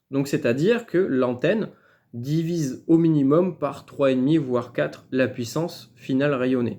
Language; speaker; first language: French; native; French